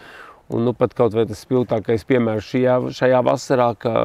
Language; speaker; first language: Latvian; native; Latvian